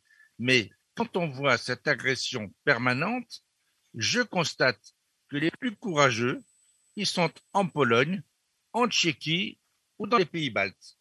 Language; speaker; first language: French; native; French